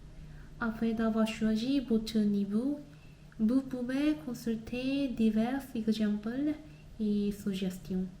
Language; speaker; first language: French; non-native, learner; Korean